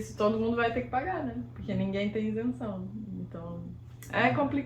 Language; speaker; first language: Portuguese; native; Portuguese